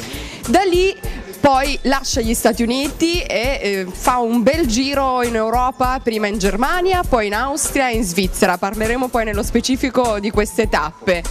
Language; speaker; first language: Italian; native; Italian